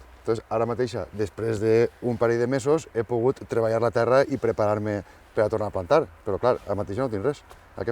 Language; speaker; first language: Catalan; native; Catalan